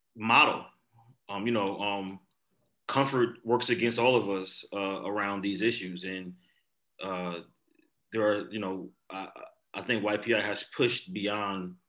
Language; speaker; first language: English; native; English